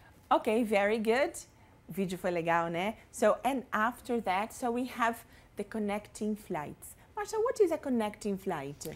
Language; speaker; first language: English; non-native, fluent; Portuguese